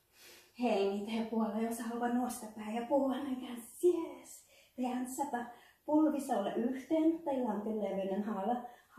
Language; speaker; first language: Finnish; non-native, learner; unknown